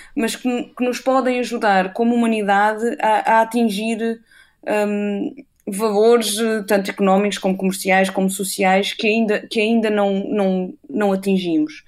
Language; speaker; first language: Portuguese; native; Portuguese